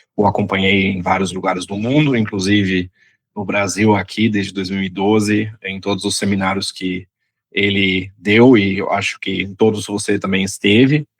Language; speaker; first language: Portuguese; non-native, fluent; German